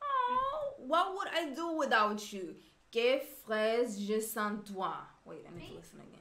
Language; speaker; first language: English; non-native, fluent; Swedish